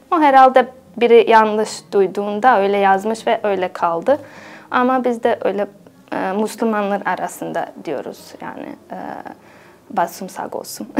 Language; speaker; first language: Turkish; non-native, fluent; Bosnian